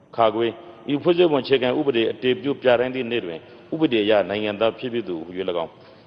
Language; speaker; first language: Burmese; non-native, local second language; Rohingya